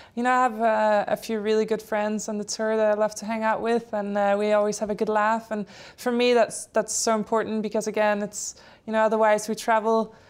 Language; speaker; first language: English; non-native, fluent; Polish